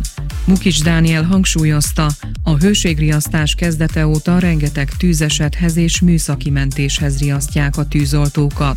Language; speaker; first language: Hungarian; native; Hungarian